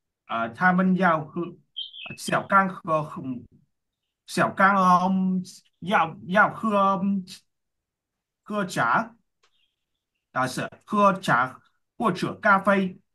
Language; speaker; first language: Chinese; non-native, learner; Vietnamese